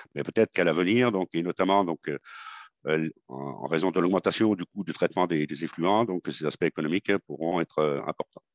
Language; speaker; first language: French; native; French